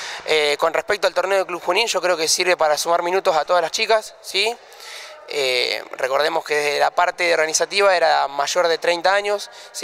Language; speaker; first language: Spanish; native; Spanish